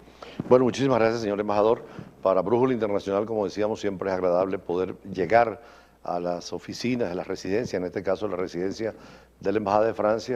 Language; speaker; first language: Spanish; native; Spanish